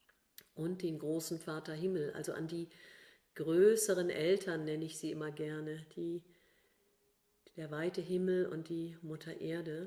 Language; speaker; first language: German; native; German